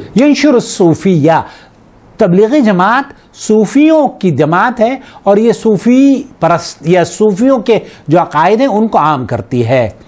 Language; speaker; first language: Urdu; native; Urdu